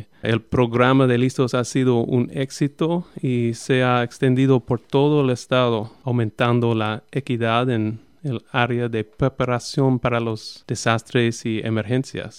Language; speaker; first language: Spanish; non-native, fluent; English